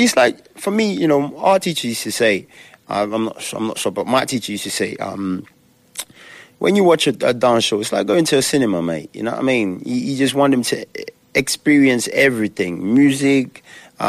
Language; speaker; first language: English; native; English